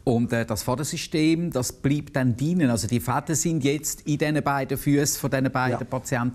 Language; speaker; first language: German; native; German